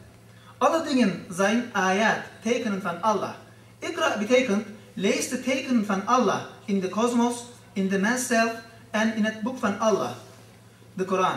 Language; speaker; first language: Dutch; non-native, fluent; Turkish